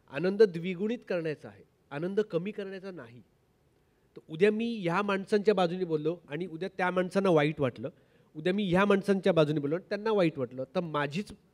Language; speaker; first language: Marathi; native; Marathi